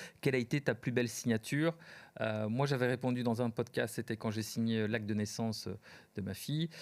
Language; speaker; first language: French; early bilingual, other home language; Portuguese